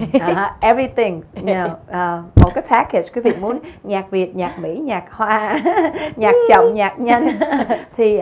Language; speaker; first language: Vietnamese; native; Vietnamese